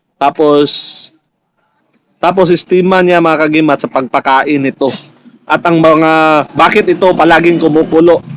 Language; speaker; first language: Filipino; non-native, local second language; Cebuano